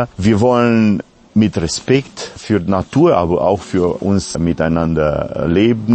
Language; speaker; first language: German; non-native, fluent; Romanian